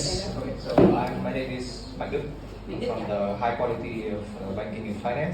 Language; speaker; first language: English; non-native, learner; Vietnamese